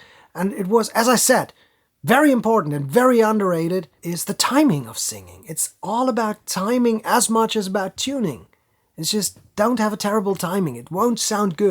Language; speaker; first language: English; non-native, fluent; German